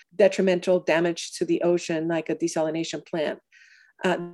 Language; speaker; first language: English; non-native, fluent; Spanish